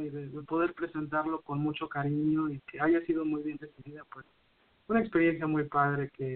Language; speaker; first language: Spanish; native; Spanish